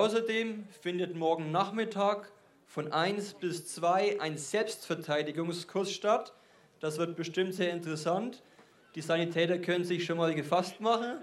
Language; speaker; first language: German; native; German